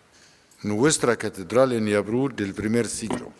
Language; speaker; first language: Spanish; non-native, fluent; Arabic